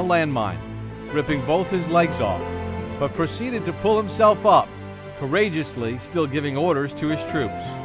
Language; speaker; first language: English; native; English